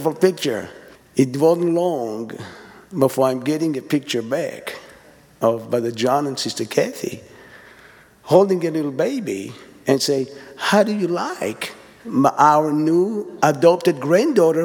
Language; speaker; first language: English; non-native, fluent; Hebrew